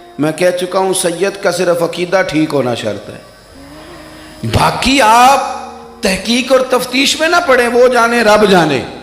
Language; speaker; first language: Urdu; non-native, local second language; Punjabi